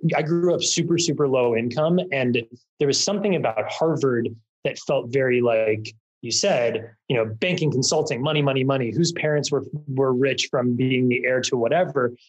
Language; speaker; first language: English; native; English